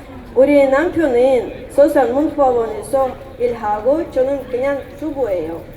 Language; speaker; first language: Korean; non-native, learner; Russian